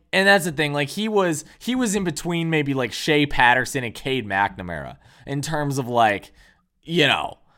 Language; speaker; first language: English; native; English